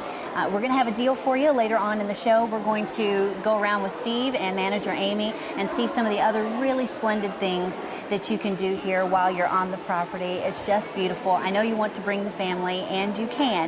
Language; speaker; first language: English; native; English